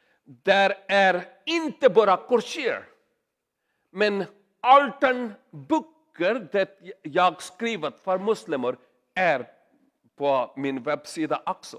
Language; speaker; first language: Swedish; non-native, learner; Urdu